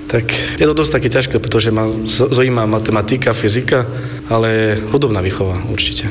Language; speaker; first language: Slovak; non-native, local second language; Romany